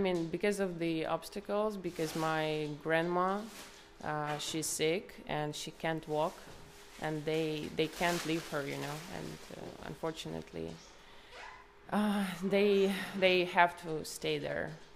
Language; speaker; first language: English; non-native, fluent; Ukrainian